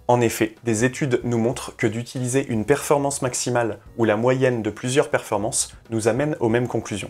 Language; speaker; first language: French; native; French